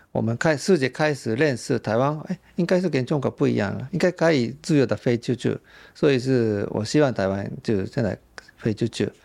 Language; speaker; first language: Chinese; non-native, fluent; Japanese